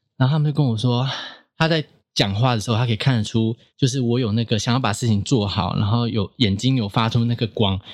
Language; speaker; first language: Chinese; native; Chinese